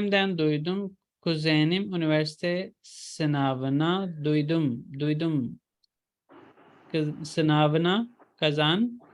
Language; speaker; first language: Turkish; non-native, fluent; Urdu